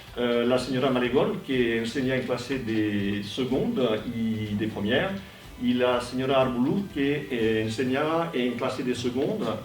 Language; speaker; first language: Spanish; non-native, fluent; French